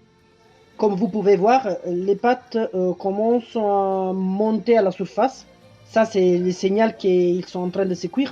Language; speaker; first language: French; non-native, fluent; Italian